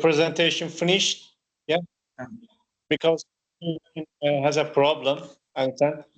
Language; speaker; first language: English; non-native, learner; Turkish